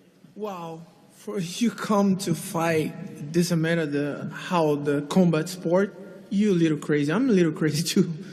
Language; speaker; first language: English; non-native, learner; Portuguese